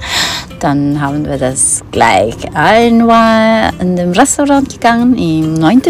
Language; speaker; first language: German; non-native, fluent; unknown